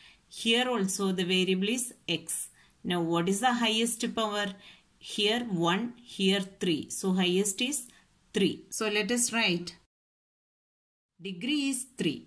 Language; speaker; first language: English; non-native, local second language; Malayalam